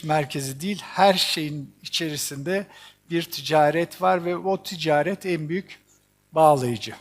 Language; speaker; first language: Turkish; native; Turkish